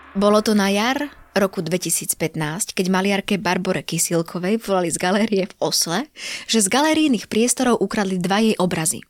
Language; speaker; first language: Slovak; native; Slovak